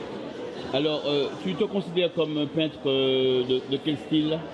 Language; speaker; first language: French; native; French